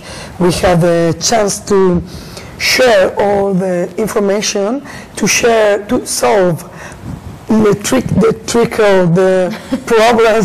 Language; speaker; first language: English; non-native, learner; Spanish